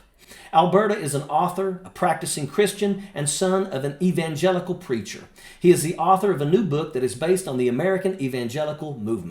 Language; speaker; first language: English; native; English